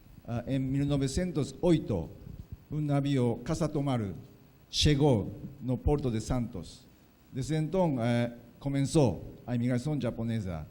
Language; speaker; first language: Portuguese; non-native, fluent; Japanese